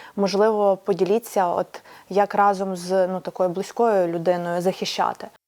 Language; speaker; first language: Ukrainian; native; Ukrainian